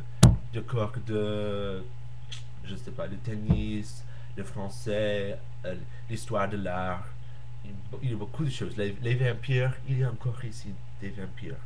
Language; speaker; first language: French; non-native, learner; English